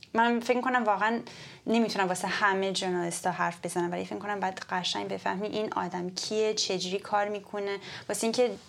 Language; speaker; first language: Persian; early bilingual, heritage; Persian